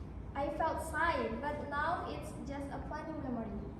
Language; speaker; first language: English; non-native, learner; Indonesian